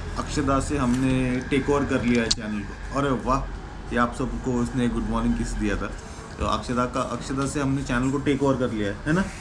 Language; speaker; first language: Hindi; non-native, local second language; Marathi